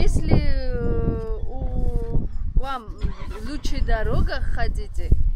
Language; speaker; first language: Russian; non-native, learner; Georgian